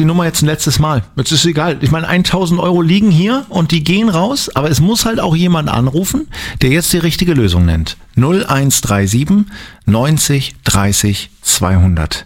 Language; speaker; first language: German; native; German